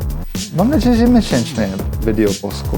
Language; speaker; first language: Polish; non-native, fluent; English